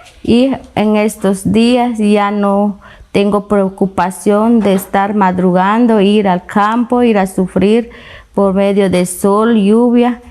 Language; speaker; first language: Spanish; non-native, local second language; Kaqchikel